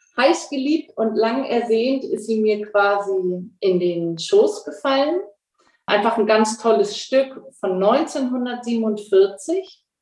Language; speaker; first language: German; native; German